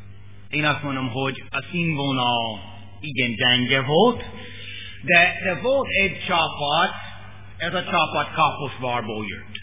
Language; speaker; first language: Hungarian; non-native, learner; English